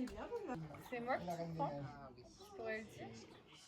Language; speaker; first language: French; native; French